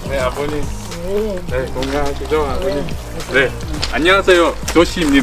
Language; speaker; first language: Korean; non-native, learner; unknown